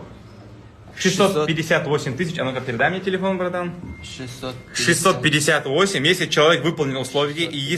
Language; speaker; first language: Russian; native; Russian